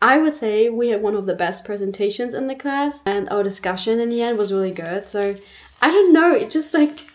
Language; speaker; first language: English; non-native, fluent; German